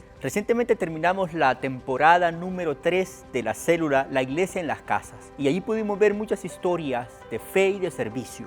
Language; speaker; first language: Spanish; native; Spanish